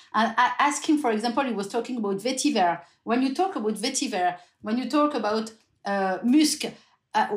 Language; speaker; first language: English; non-native, fluent; French